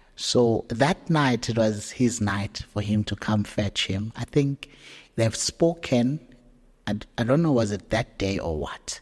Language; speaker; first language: English; non-native, local second language; Zulu